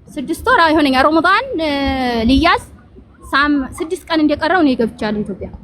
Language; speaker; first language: Amharic; native; Amharic